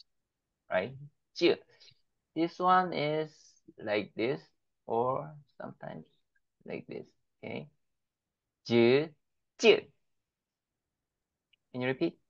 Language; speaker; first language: English; non-native, learner; Korean